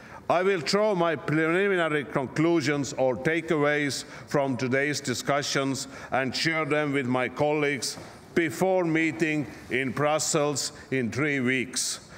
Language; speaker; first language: English; non-native, fluent; Estonian